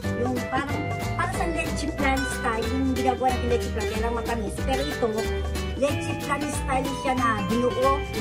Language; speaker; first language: Filipino; native; Filipino